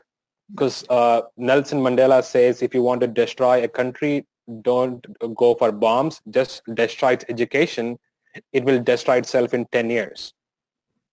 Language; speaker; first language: English; non-native, local second language; Telugu